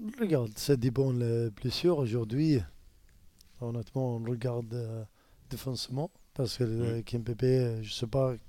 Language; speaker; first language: French; non-native, learner; Arabic